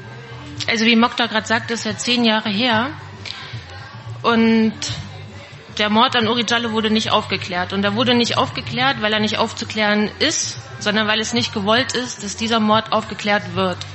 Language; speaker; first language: German; native; German